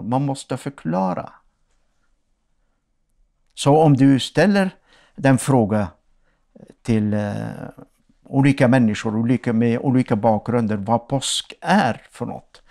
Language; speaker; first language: Swedish; non-native, fluent; Arabic